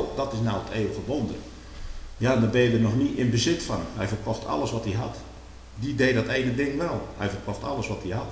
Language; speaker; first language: Dutch; native; Dutch